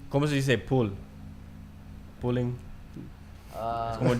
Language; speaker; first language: Spanish; non-native, learner; English